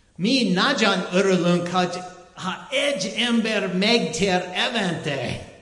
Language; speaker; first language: Hungarian; non-native, learner; English